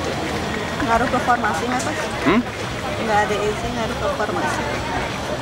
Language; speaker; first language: Indonesian; native; Indonesian